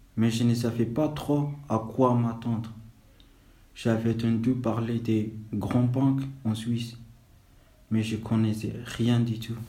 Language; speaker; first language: French; non-native, fluent; Somali